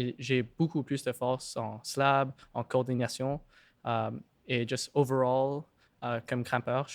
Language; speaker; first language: French; non-native, local second language; English